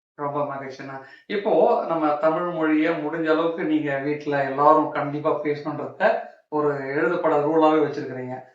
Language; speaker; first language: Tamil; native; Tamil